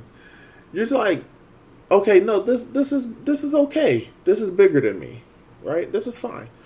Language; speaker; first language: English; native; English